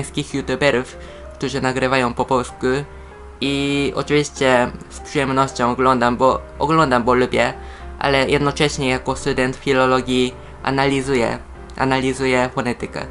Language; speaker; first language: Polish; non-native, fluent; Japanese